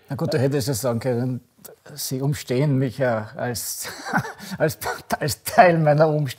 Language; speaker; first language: German; native; German